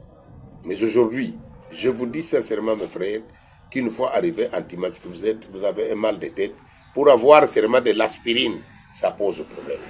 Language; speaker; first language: French; non-native, local second language; Kongo